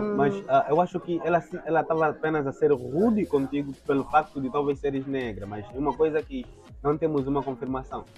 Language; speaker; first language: Portuguese; native; Portuguese